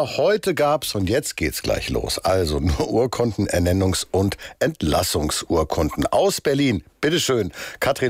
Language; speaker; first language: German; native; German